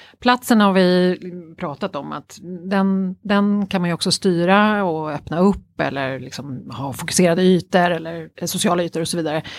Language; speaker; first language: Swedish; native; Swedish